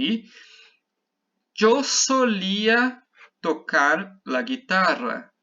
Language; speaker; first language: Spanish; non-native, fluent; Portuguese